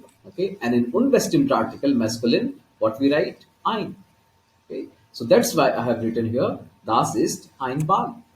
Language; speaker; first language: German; non-native, fluent; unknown